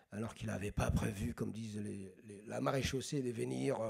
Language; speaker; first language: French; non-native, local second language; Somali